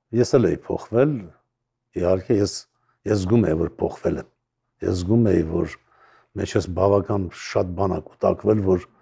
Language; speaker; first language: Armenian; native; Armenian